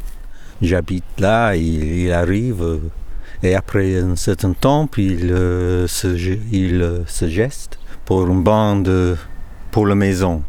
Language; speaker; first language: French; non-native, learner; English